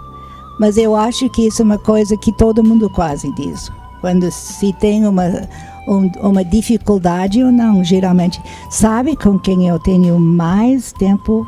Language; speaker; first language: Portuguese; non-native, fluent; English